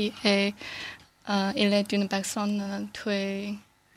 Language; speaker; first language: French; non-native, learner; Chinese